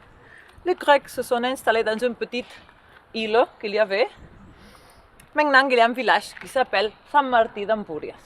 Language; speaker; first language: French; non-native, local second language; Catalan